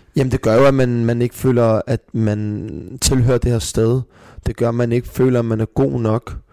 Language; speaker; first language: Danish; early bilingual, other home language; Persian